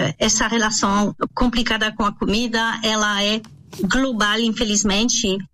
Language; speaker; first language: Portuguese; non-native, fluent; French